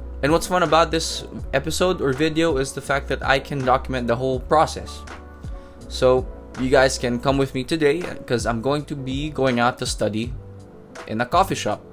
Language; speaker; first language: English; non-native, local second language; Filipino